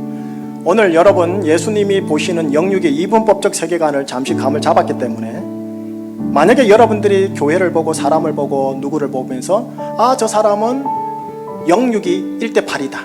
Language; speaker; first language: Korean; native; Korean